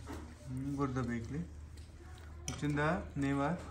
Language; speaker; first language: Turkish; non-native, learner; Urdu